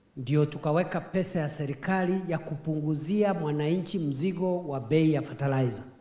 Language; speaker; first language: Swahili; non-native, local second language; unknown